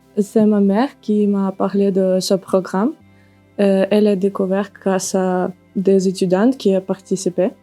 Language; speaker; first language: French; non-native, learner; Ukrainian